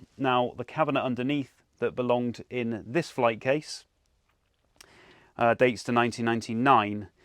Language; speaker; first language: English; native; English